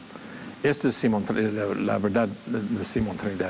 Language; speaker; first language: Spanish; non-native, fluent; English